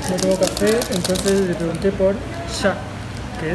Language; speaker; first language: Spanish; native; Spanish